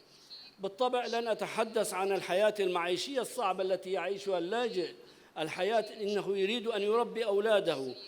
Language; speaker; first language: Arabic; native; Arabic